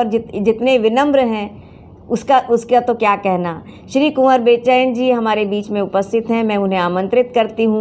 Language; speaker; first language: Hindi; native; Hindi